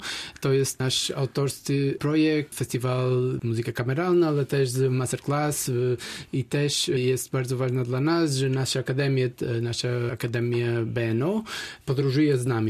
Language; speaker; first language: Polish; non-native, learner; Portuguese